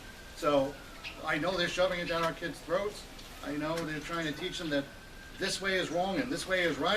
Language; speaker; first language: English; native; English